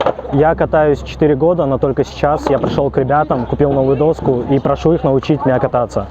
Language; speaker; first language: Russian; native; Russian